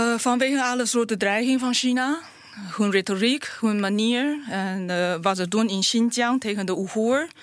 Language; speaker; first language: Dutch; non-native, fluent; Chinese